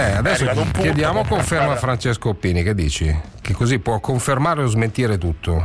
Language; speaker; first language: Italian; native; Italian